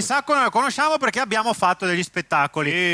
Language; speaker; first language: Italian; native; Italian